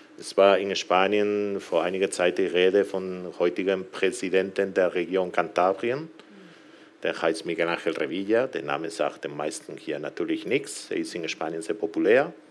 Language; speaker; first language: German; non-native, fluent; Spanish